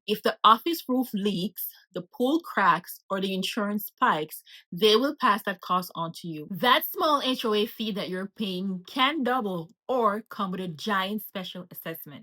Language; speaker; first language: English; native; English